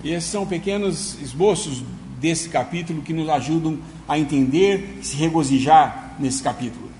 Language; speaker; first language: Portuguese; native; Portuguese